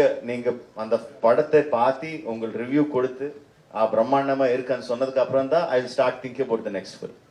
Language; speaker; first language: Tamil; non-native, fluent; Telugu